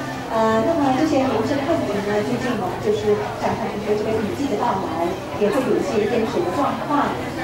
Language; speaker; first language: Chinese; native; Chinese